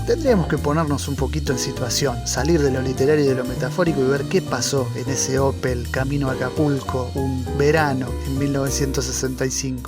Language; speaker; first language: Spanish; native; Spanish